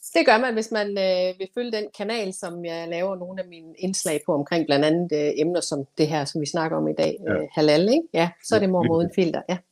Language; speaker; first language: Danish; native; Danish